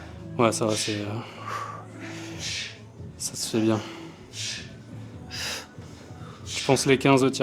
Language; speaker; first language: French; native; French